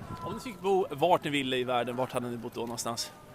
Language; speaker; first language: Swedish; native; Swedish